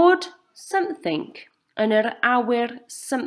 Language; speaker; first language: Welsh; non-native, local second language; English